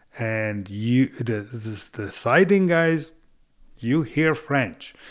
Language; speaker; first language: English; non-native, fluent; Hungarian